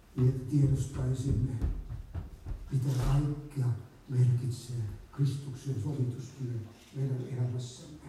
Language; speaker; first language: Finnish; native; Finnish